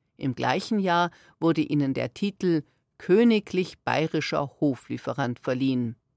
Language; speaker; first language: German; native; German